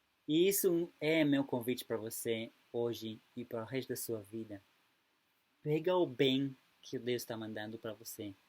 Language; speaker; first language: Portuguese; non-native, fluent; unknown